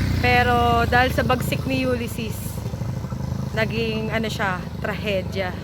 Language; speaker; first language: Filipino; native; Filipino